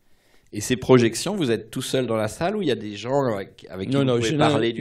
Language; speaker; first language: French; native; French